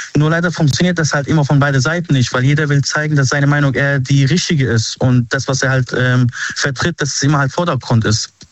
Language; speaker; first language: German; early bilingual, other home language; Arabic